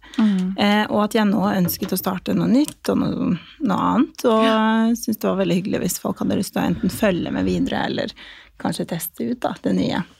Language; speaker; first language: Norwegian; early bilingual, other home language; Albanian